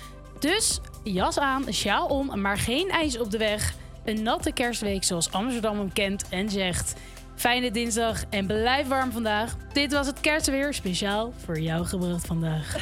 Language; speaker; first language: Dutch; native; Dutch